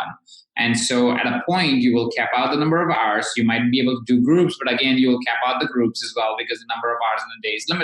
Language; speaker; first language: English; non-native, local second language; Hindi